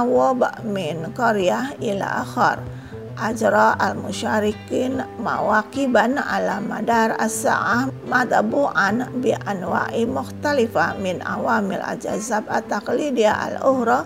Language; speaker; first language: Arabic; non-native, fluent; Indonesian